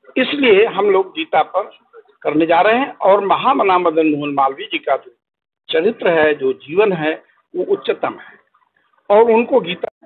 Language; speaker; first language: Hindi; native; Hindi